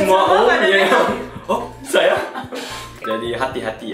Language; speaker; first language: Indonesian; non-native, learner; Korean